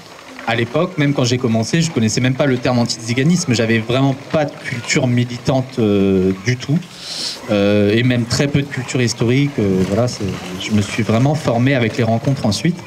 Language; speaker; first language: French; native; French